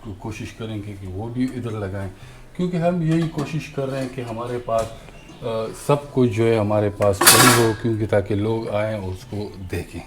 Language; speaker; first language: Urdu; non-native, local second language; Pashto